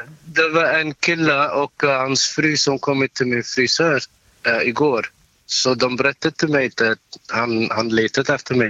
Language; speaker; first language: Swedish; non-native, learner; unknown